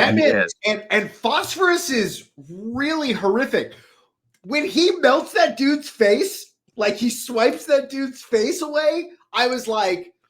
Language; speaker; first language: English; native; English